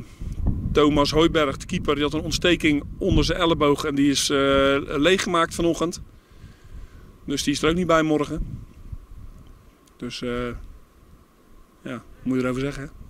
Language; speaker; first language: Dutch; native; Dutch